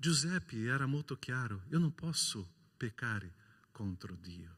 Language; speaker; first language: Italian; non-native, fluent; Portuguese